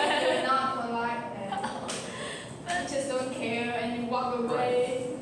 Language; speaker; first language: English; non-native, learner; Vietnamese